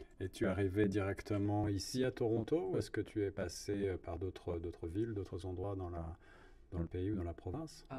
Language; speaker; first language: French; native; French